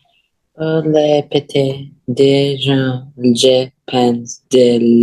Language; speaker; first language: French; non-native, learner; English